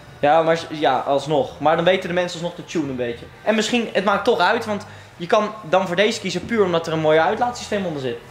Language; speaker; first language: Dutch; native; Dutch